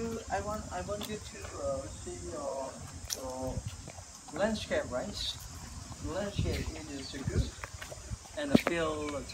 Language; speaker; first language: English; non-native, learner; Khmer